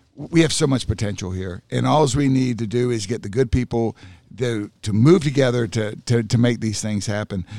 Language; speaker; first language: English; native; English